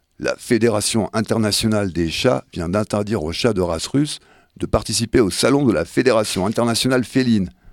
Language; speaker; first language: French; native; French